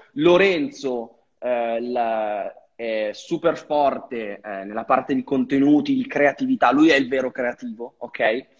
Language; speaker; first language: Italian; native; Italian